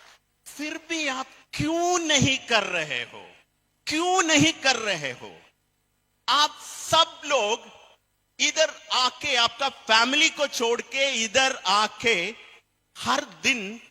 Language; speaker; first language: Hindi; non-native, fluent; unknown